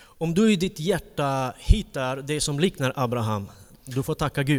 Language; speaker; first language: Swedish; non-native, fluent; Ukrainian